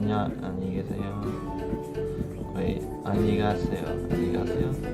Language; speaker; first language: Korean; non-native, learner; English